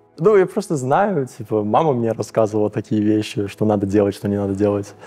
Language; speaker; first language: Russian; early bilingual, heritage; English